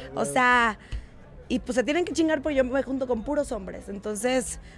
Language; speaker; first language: Spanish; native; Spanish